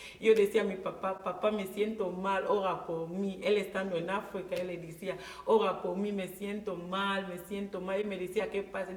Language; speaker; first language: Spanish; non-native, local second language; Fang